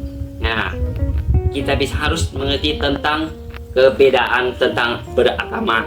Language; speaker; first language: Indonesian; non-native, learner; Thai